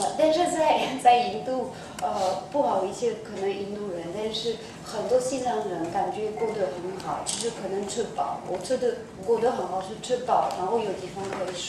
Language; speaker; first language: Chinese; non-native, fluent; French